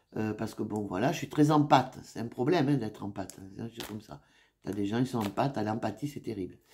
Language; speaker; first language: French; native; French